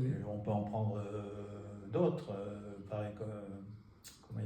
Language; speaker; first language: French; native; French